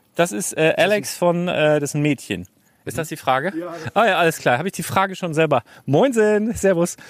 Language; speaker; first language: German; native; German